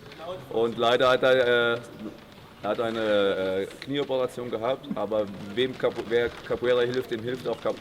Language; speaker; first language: German; non-native, fluent; Portuguese